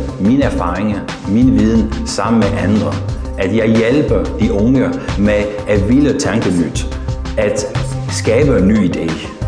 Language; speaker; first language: Danish; non-native, fluent; French